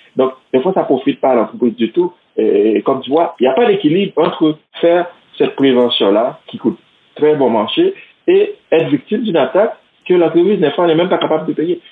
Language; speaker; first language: French; non-native, local second language; Haitian Creole